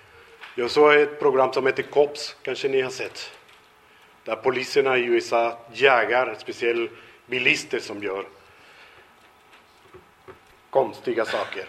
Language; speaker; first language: Swedish; non-native, fluent; Spanish